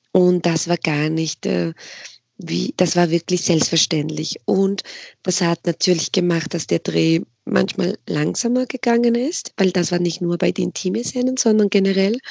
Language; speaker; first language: German; non-native, fluent; Spanish